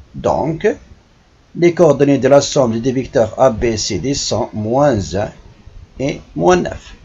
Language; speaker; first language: French; non-native, local second language; Arabic